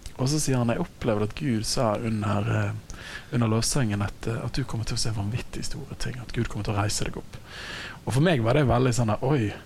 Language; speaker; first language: Norwegian; native; Norwegian